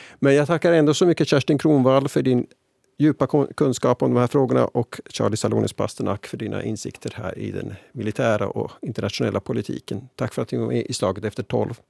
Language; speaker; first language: Swedish; native; Swedish